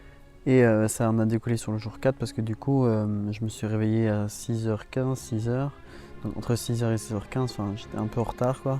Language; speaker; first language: French; native; French